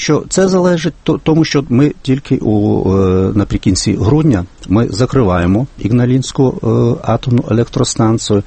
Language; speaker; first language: Ukrainian; non-native, fluent; Lithuanian